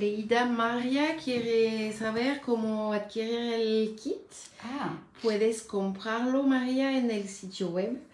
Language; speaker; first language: Spanish; non-native, learner; French